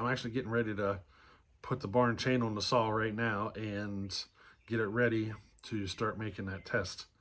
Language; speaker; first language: English; native; English